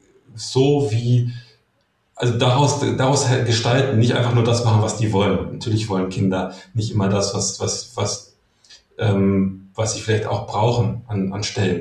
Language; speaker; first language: German; native; German